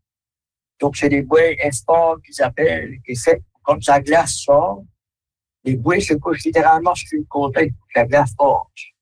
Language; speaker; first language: French; native; French